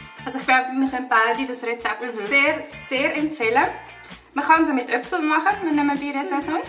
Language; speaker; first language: German; native; German